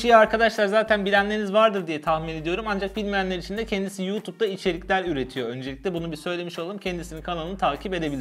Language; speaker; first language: Turkish; native; Turkish